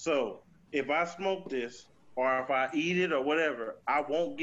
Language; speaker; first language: English; native; English